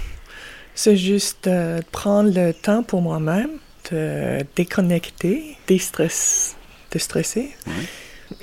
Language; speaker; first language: French; non-native, fluent; English